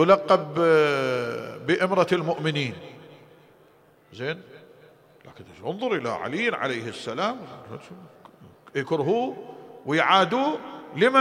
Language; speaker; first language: Arabic; native; Arabic